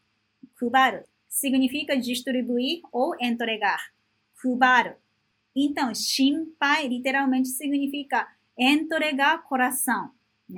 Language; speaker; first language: Portuguese; non-native, fluent; Japanese